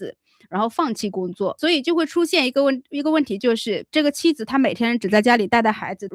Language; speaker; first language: Chinese; native; Chinese